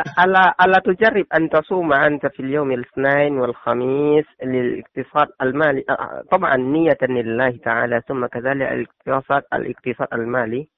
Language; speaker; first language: Arabic; non-native, learner; Indonesian